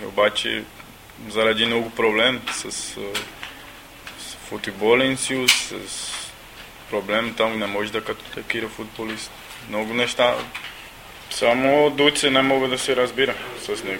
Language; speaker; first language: Bulgarian; non-native, learner; Portuguese